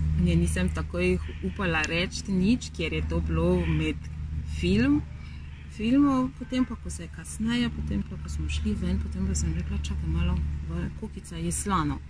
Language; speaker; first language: Slovenian; non-native, fluent; Malagasy